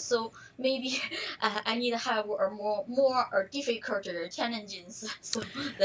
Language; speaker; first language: English; non-native, learner; Chinese